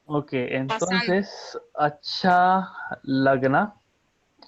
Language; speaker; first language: Spanish; non-native, fluent; Hindi